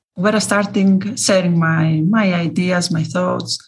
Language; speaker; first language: English; non-native, fluent; Greek